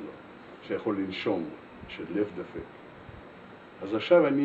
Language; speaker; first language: Hebrew; non-native, fluent; Russian